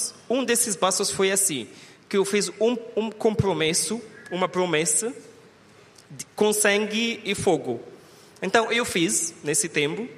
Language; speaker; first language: Portuguese; non-native, learner; Arabic